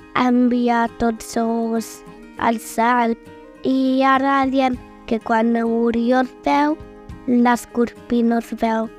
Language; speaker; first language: Catalan; non-native, local second language; Spanish